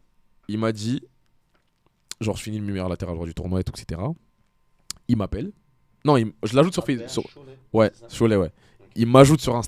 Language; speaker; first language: French; native; French